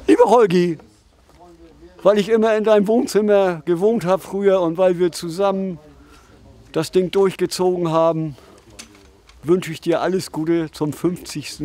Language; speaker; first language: German; native; German